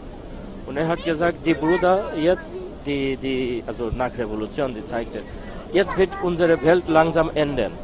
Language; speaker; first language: German; non-native, learner; Bangla